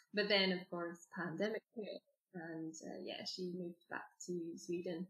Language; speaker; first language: English; native; English